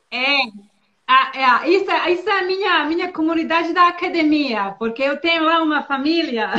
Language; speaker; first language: Portuguese; non-native, learner; Bosnian